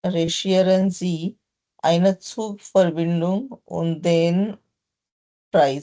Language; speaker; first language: German; non-native, learner; Hindi